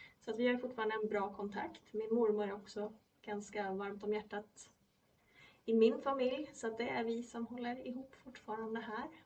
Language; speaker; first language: Swedish; early bilingual, other home language; Polish